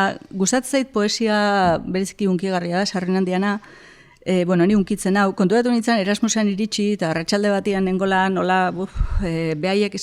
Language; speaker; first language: Basque; native; Basque